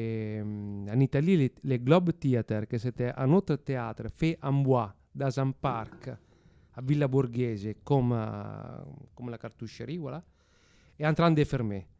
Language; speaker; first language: French; non-native, fluent; Italian